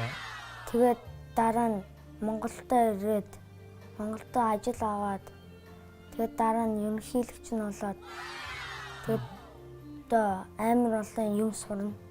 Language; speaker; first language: Mongolian; early bilingual, heritage; Mongolian